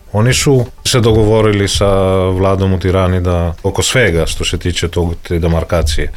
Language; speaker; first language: Serbian; non-native, fluent; Greek